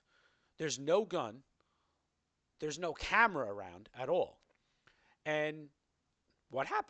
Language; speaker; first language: English; native; English